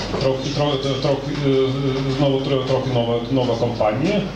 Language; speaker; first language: Ukrainian; non-native, learner; Lithuanian